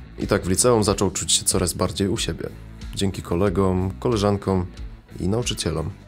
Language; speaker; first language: Polish; early bilingual, other home language; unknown